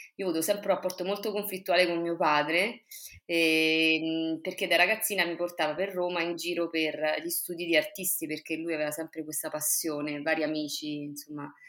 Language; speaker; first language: Italian; native; Italian